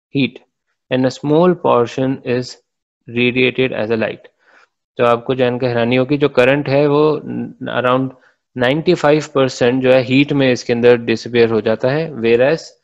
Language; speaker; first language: Hindi; native; Hindi